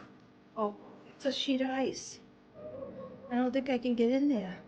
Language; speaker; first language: English; native; English